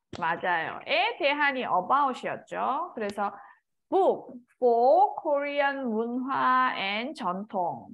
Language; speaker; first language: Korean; native; Korean